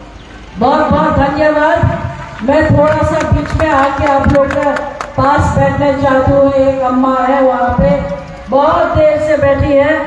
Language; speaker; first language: Hindi; non-native, local second language; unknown